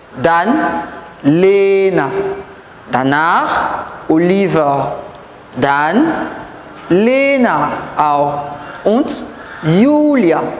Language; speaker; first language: German; non-native, fluent; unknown